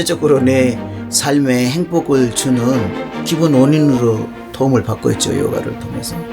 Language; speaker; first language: Korean; non-native, fluent; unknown